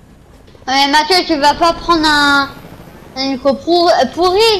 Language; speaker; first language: French; native; French